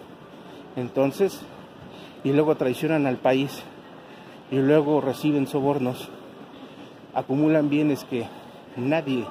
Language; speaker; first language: Spanish; native; Spanish